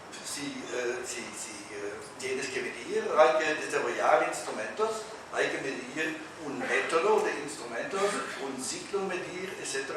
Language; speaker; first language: Spanish; non-native, fluent; German